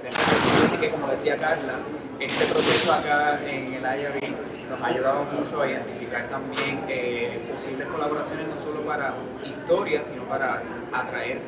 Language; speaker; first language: Spanish; native; Spanish